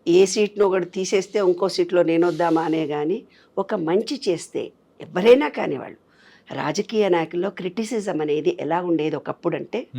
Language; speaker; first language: Telugu; native; Telugu